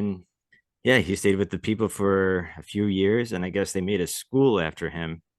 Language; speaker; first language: English; native; English